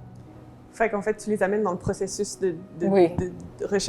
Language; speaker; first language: French; native; French